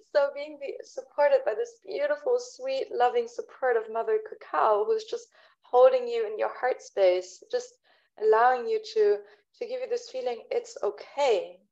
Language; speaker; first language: English; non-native, fluent; German